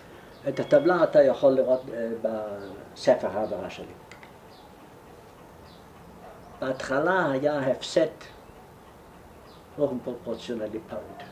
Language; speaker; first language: Hebrew; non-native, fluent; German